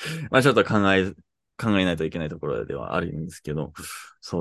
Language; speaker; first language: Japanese; non-native, fluent; English